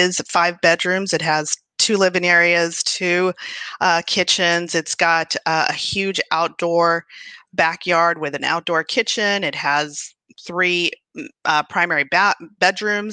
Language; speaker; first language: English; native; English